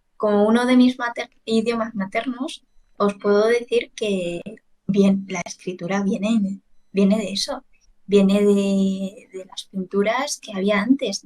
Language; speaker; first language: Spanish; early bilingual, other home language; Chinese